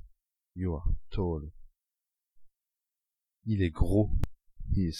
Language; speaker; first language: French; non-native, fluent; English